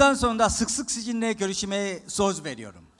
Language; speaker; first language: Turkish; non-native, fluent; Korean